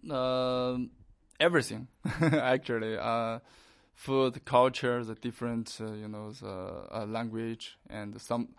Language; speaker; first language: English; non-native, learner; Chinese